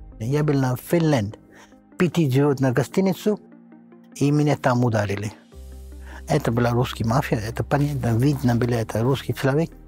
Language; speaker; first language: Russian; non-native, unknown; Hindi